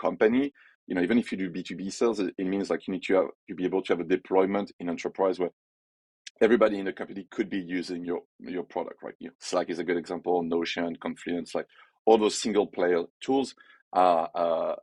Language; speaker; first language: English; non-native, fluent; French